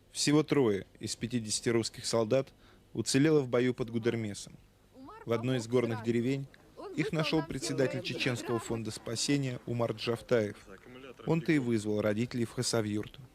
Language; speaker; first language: Russian; native; Russian